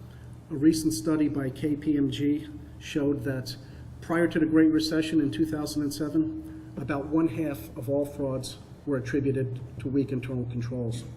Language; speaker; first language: English; native; English